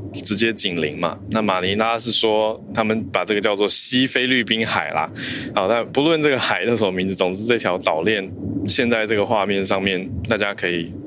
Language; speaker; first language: Chinese; native; Chinese